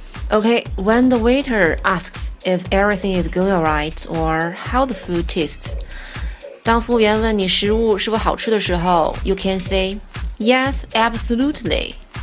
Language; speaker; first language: English; non-native, fluent; Chinese